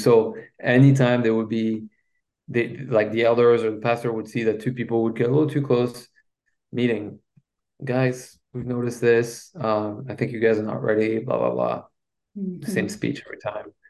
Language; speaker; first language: English; non-native, fluent; French